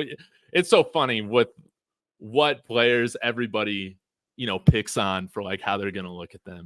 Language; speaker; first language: English; native; English